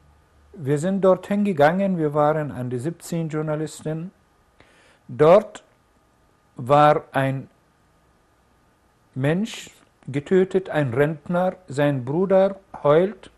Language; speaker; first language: German; non-native, fluent; Arabic